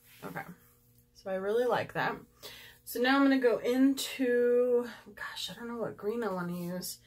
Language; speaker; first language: English; native; English